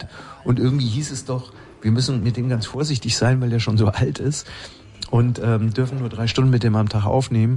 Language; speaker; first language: German; native; German